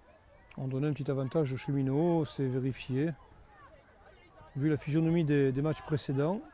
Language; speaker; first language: French; native; French